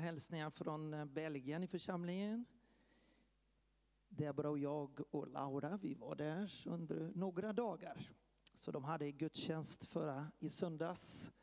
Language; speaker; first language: Swedish; early bilingual, heritage; Swedish